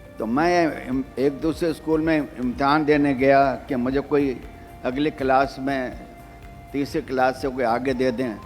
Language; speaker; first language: Urdu; early bilingual, other home language; Rajasthani